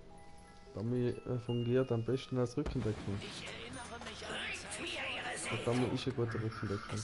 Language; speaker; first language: German; native; German